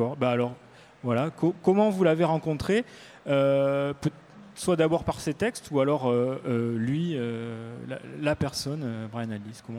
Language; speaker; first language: French; native; French